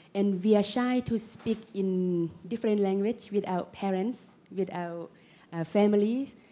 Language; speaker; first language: English; non-native, learner; Lao